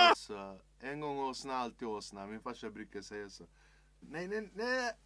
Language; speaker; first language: Swedish; early bilingual, other home language; Kurdish